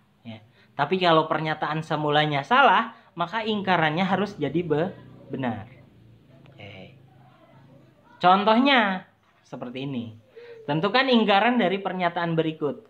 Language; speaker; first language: Indonesian; native; Indonesian